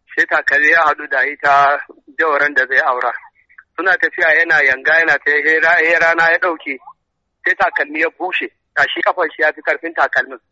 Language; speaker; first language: Hausa; native; Hausa